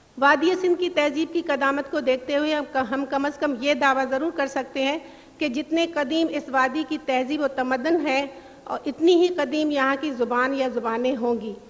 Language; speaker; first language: Urdu; non-native, local second language; Sindhi